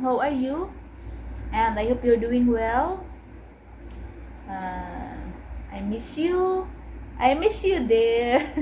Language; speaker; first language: English; non-native, learner; Cebuano